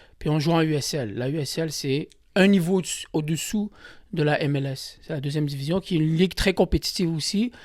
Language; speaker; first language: French; early bilingual, other home language; Kabyle